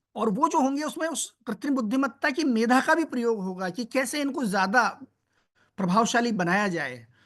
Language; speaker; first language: Hindi; native; Hindi